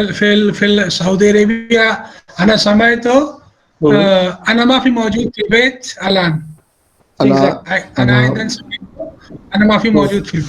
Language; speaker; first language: Arabic; non-native, learner; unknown